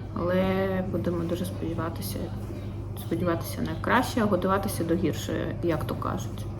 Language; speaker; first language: Ukrainian; non-native, local second language; Russian